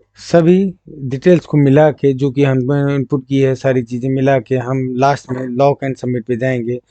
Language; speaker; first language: Hindi; native; Hindi